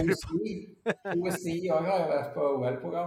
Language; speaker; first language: Norwegian; native; Norwegian